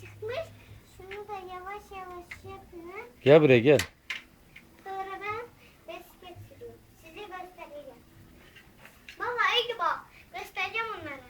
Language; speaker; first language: Turkish; early bilingual, heritage; Turkish